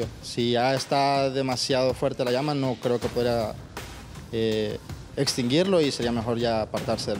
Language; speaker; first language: Spanish; native; Spanish